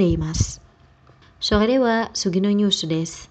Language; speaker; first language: Japanese; non-native, fluent; Indonesian